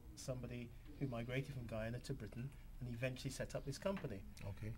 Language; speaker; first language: English; native; English